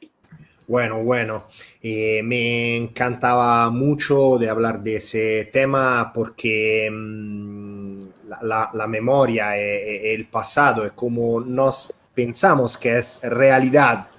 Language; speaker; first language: Spanish; non-native, fluent; Italian